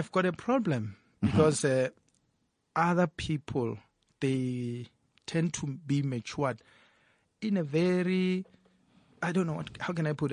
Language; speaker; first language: English; non-native, local second language; Northern Sotho